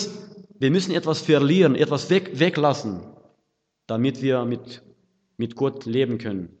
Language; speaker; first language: German; non-native, fluent; Russian